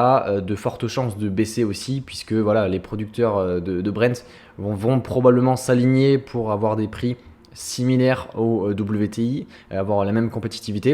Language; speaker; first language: French; native; French